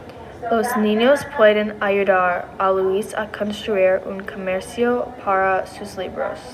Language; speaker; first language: Spanish; non-native, learner; English